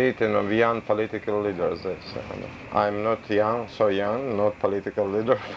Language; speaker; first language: English; non-native, learner; Russian